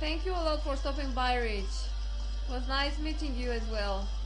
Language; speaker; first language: English; non-native, fluent; Romanian